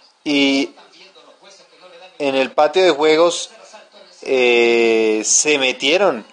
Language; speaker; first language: Spanish; native; Spanish